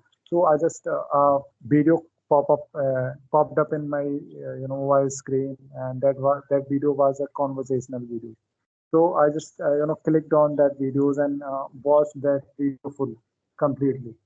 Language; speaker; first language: English; non-native, local second language; Hindi